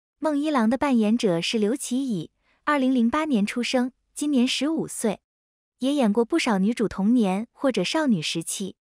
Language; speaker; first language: Chinese; native; Chinese